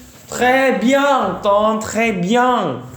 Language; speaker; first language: French; non-native, learner; Vietnamese